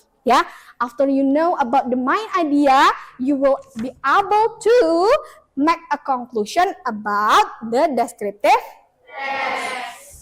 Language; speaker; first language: English; non-native, fluent; Indonesian